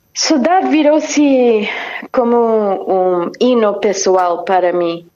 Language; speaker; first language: Portuguese; non-native, fluent; English